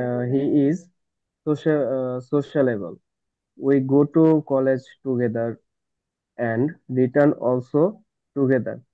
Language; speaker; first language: English; non-native, learner; Bangla